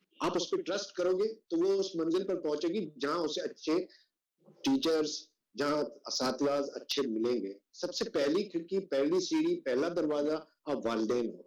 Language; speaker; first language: Urdu; non-native, local second language; Sindhi